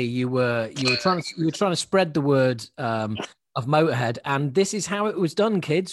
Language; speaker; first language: English; native; English